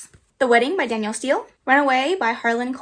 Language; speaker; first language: English; native; English